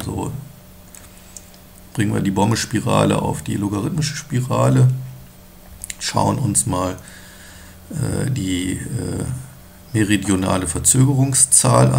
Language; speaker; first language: German; native; German